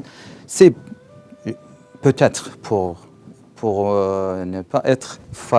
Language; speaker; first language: French; non-native, learner; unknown